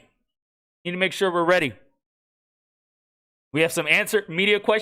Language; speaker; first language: English; native; English